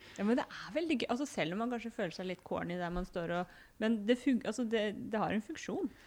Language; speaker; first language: Norwegian; native; Norwegian